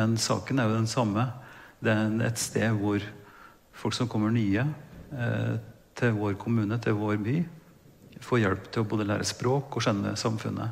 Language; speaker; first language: Norwegian; native; Norwegian